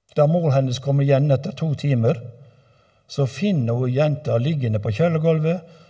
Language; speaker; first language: Norwegian; native; Norwegian